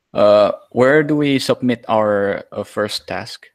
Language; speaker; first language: English; non-native, learner; Indonesian